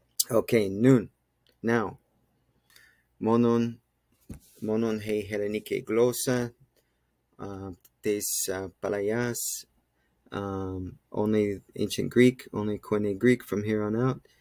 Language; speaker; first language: English; native; English